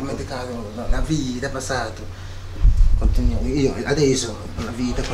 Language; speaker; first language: Italian; non-native, learner; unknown